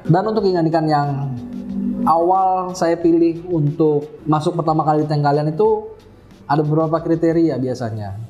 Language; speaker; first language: Indonesian; native; Indonesian